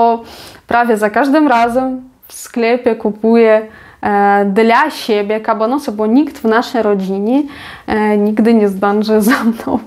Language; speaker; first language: Polish; non-native, fluent; Ukrainian